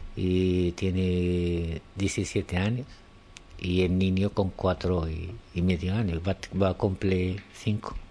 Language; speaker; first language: Spanish; non-native, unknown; Arabic